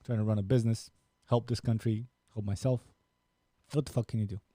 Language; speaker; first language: English; non-native, fluent; Romanian